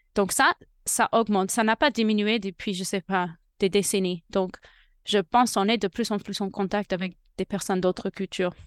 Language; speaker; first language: French; non-native, fluent; English